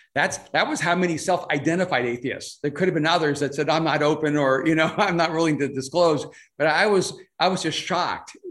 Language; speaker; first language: English; non-native, fluent; Spanish